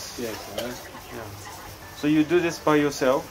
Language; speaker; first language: English; non-native, fluent; Japanese